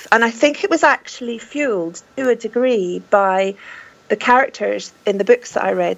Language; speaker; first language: English; native; English